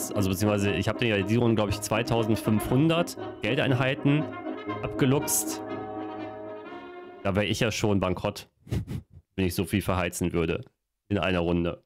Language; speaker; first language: German; native; German